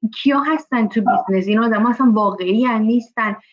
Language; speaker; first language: Persian; early bilingual, heritage; Persian